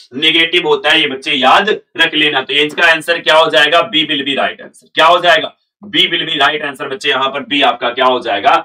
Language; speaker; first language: Hindi; native; Hindi